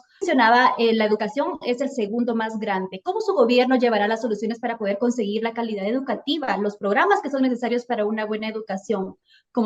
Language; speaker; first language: Spanish; native; Spanish